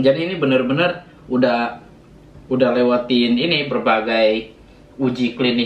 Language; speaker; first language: Indonesian; native; Indonesian